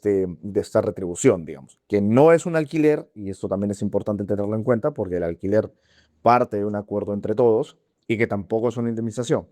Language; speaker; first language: Spanish; native; Spanish